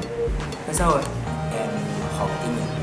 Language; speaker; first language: Vietnamese; non-native, learner; Japanese